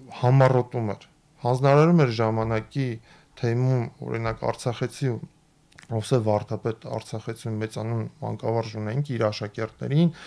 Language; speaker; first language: Armenian; native; Armenian